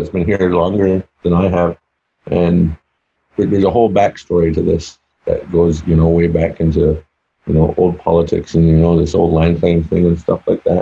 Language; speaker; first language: English; native; English